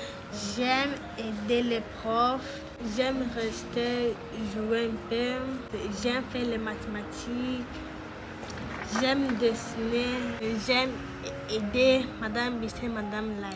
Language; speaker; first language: French; non-native, learner; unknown